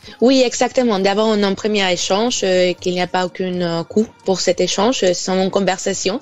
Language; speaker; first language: French; non-native, fluent; Spanish